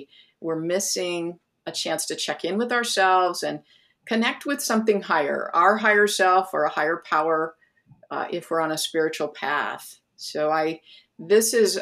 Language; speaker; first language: English; native; English